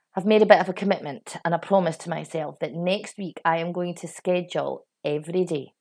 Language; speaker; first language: English; native; English